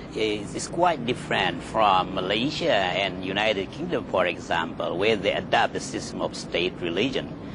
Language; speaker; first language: English; non-native, fluent; Indonesian